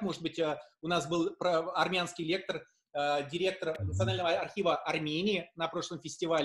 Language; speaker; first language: Russian; native; Russian